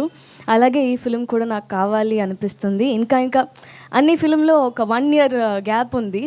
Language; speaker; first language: Telugu; non-native, learner; Tamil